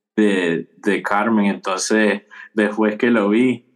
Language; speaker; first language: Spanish; early bilingual, heritage; Spanish